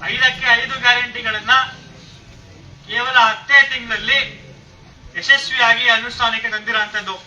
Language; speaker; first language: Kannada; native; Kannada